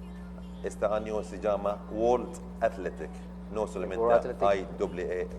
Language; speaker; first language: Spanish; non-native, learner; Arabic